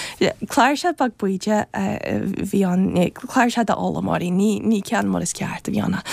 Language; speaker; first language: Irish; non-native, fluent; English